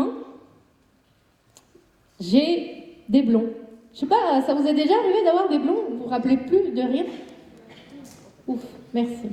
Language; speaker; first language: French; non-native, fluent; Spanish